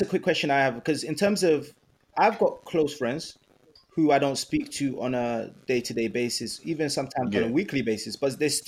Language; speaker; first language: English; non-native, local second language; Yoruba